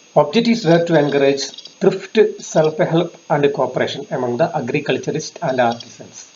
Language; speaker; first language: English; non-native, local second language; Malayalam